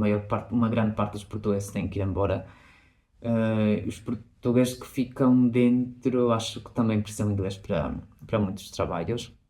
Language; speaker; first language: Portuguese; non-native, fluent; Spanish